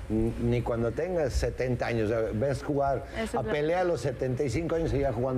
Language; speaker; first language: Spanish; native; Spanish